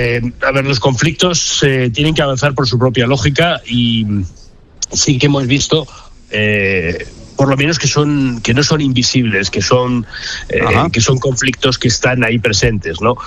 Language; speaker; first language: Spanish; native; Spanish